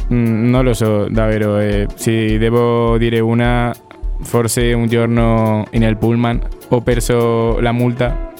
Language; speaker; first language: Italian; non-native, learner; Spanish